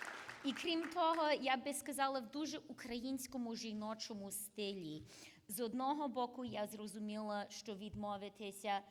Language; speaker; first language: Ukrainian; early bilingual, heritage; English